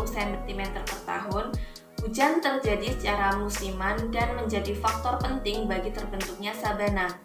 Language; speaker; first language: Indonesian; native; Indonesian